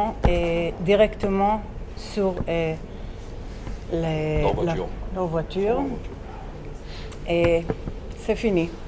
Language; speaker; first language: French; non-native, fluent; Hebrew